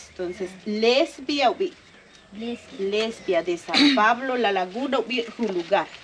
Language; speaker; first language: Spanish; non-native, local second language; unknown